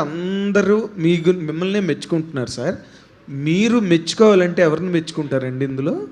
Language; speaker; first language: Telugu; native; Telugu